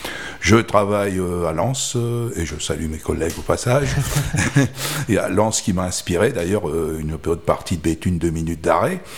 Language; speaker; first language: French; native; French